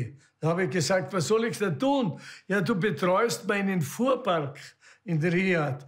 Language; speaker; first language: German; native; German